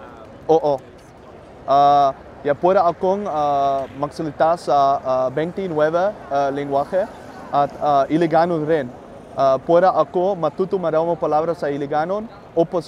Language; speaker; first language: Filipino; non-native, learner; Dutch